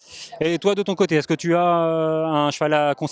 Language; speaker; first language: French; native; French